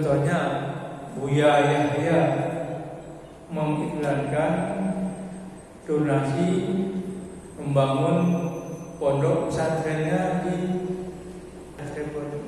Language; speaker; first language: Indonesian; native; Indonesian